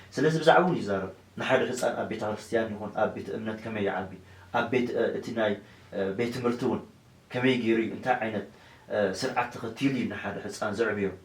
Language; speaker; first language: Tigrinya; non-native, local second language; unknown